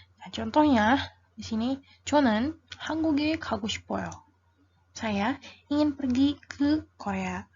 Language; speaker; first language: Indonesian; native; Indonesian